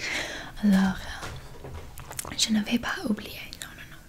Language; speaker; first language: French; non-native, learner; English